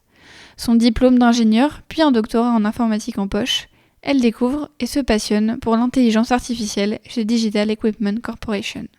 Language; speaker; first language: French; native; French